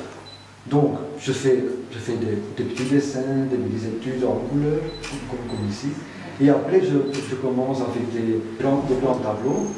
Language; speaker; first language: French; non-native, fluent; Dutch